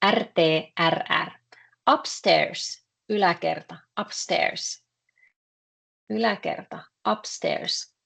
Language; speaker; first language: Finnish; non-native, fluent; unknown